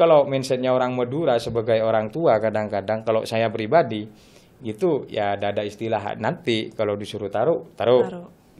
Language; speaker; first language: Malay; non-native, local second language; Madurese